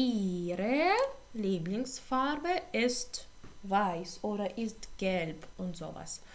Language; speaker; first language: German; non-native, fluent; Ukrainian